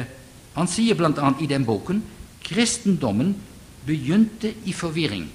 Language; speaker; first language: Norwegian; non-native, fluent; Dutch